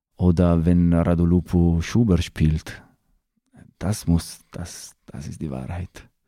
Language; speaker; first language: German; non-native, fluent; Italian